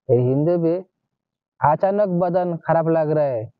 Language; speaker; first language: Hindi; non-native, learner; Bangla